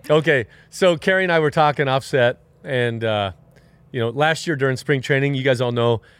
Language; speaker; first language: English; native; English